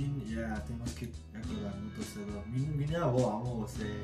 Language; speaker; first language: Portuguese; non-native, learner; English